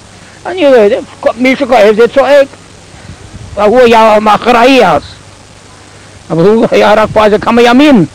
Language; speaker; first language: Hebrew; non-native, fluent; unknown